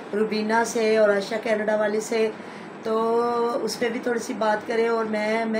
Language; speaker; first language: Urdu; non-native, local second language; Punjabi